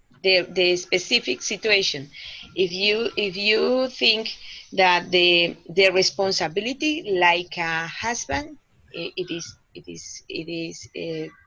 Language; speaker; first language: English; non-native, learner; Spanish